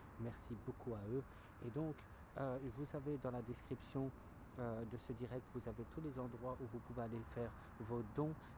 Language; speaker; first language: French; native; French